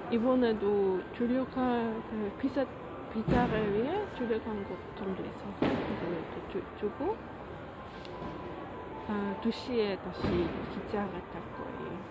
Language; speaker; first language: Korean; non-native, fluent; Dutch